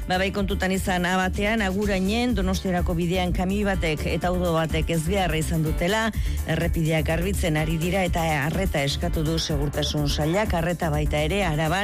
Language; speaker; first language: Basque; native; Basque